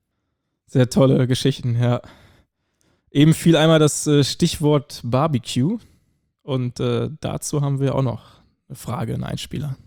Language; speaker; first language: German; native; German